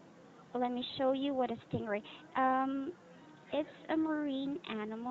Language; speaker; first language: English; non-native, local second language; Filipino